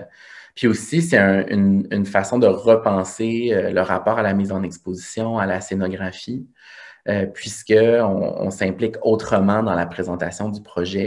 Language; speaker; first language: French; native; French